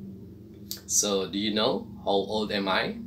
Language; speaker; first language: English; non-native, fluent; Indonesian